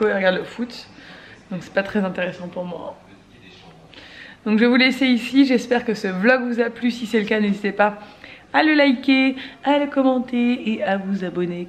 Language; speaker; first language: French; native; French